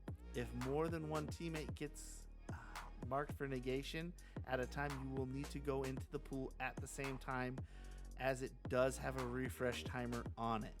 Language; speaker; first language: English; native; English